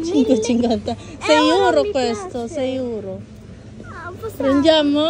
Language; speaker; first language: Italian; non-native, fluent; Filipino